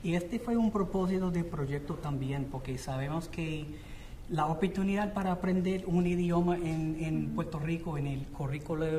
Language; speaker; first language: Spanish; non-native, fluent; English